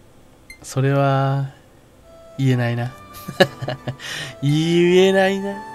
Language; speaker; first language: Japanese; native; Japanese